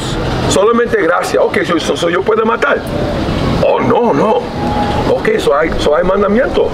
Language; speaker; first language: Spanish; early bilingual, heritage; Spanish